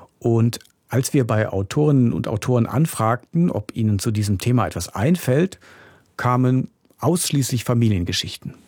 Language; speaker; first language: German; native; German